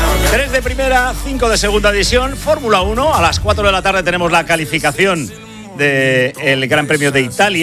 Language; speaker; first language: Spanish; native; Spanish